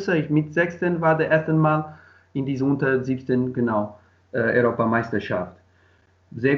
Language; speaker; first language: German; non-native, learner; Portuguese